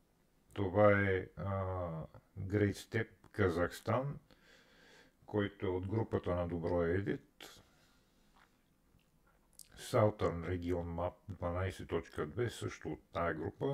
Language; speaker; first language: Bulgarian; native; Bulgarian